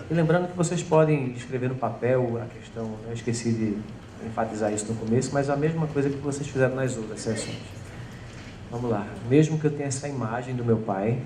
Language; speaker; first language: Portuguese; native; Portuguese